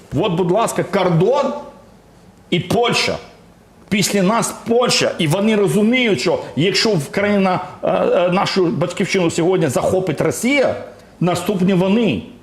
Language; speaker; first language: Ukrainian; native; Ukrainian